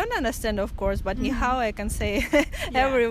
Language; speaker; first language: English; non-native, fluent; Russian